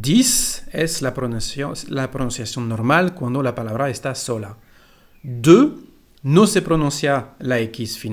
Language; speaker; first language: Spanish; non-native, fluent; French